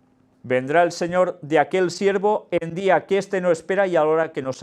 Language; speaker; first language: Spanish; native; Spanish